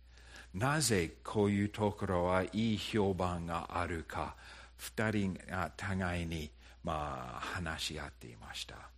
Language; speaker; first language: Japanese; non-native, fluent; English